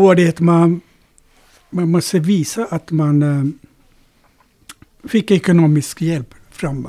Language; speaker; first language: Swedish; non-native, fluent; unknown